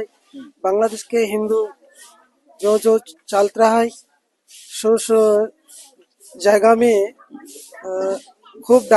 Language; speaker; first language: Hindi; non-native, learner; Bangla